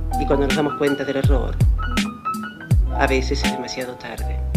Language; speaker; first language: Spanish; native; Spanish